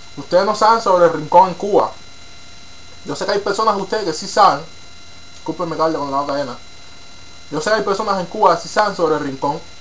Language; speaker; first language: Spanish; native; Spanish